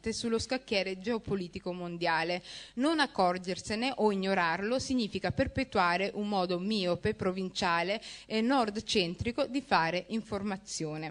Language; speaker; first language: Italian; early bilingual, other home language; Somali